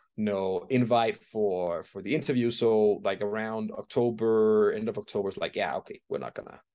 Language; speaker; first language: English; non-native, fluent; Danish